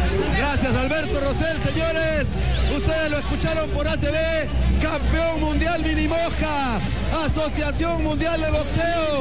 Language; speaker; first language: Spanish; native; Spanish